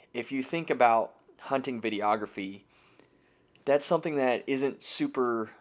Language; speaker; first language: English; native; English